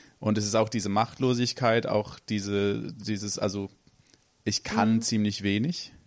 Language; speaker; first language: German; non-native, fluent; English